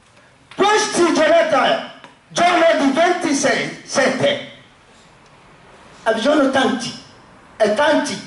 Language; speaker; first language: Italian; non-native, learner; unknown